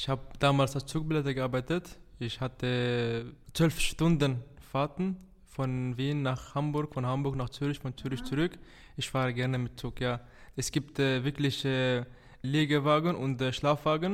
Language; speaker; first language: German; non-native, fluent; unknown